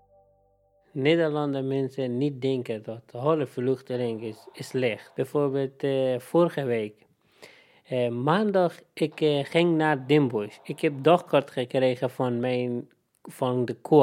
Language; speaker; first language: Dutch; non-native, learner; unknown